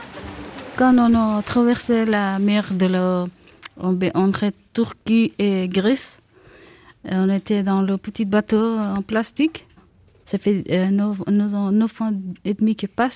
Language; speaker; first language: French; non-native, learner; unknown